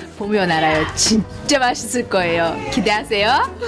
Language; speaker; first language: Korean; non-native, fluent; Uzbek